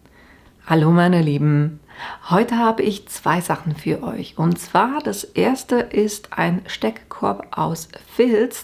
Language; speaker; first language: German; native; German